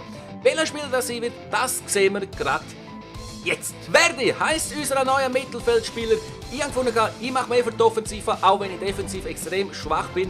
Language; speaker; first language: German; native; German